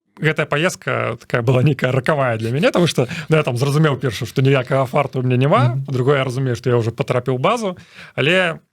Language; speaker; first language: Belarusian; non-native, local second language; Russian